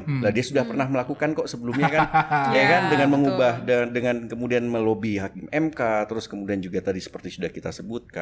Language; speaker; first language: Indonesian; native; Indonesian